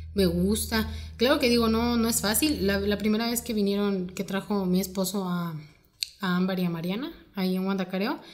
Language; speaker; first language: Spanish; native; Spanish